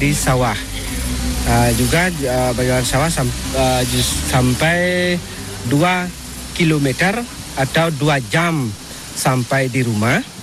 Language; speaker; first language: Indonesian; non-native, local second language; Balinese